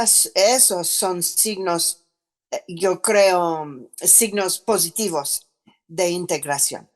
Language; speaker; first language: Spanish; non-native, fluent; English